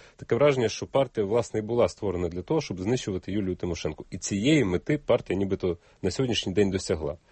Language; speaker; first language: Ukrainian; native; Ukrainian